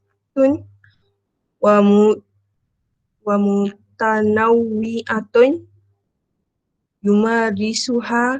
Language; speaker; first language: Arabic; non-native, learner; Malay